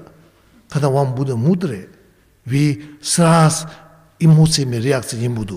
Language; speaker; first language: Russian; non-native, learner; Tibetan